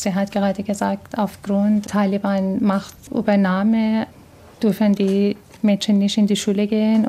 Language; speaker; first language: German; non-native, fluent; Persian